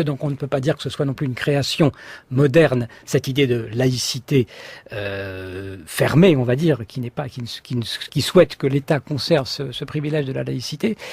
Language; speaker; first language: French; native; French